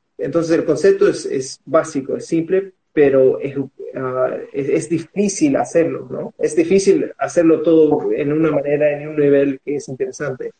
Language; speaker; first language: Spanish; early bilingual, heritage; Spanish